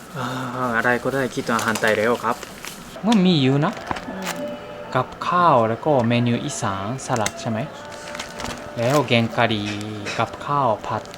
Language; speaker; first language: Thai; non-native, learner; Japanese